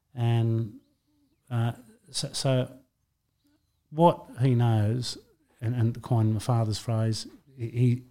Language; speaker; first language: English; native; English